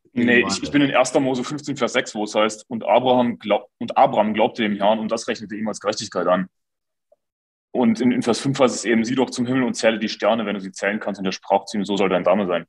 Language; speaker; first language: German; native; German